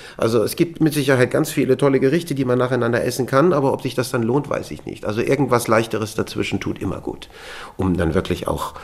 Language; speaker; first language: German; native; German